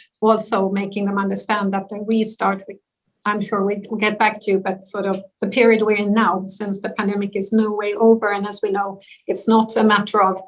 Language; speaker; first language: English; non-native, fluent; Swedish